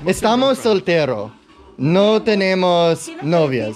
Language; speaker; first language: Spanish; non-native, learner; English